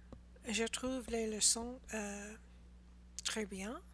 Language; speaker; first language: French; non-native, learner; English